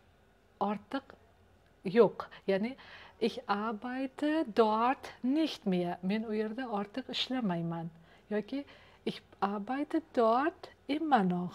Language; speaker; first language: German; non-native, fluent; Uzbek